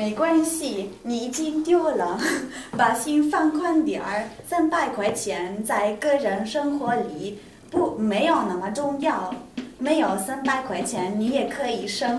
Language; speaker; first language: Chinese; non-native, learner; Italian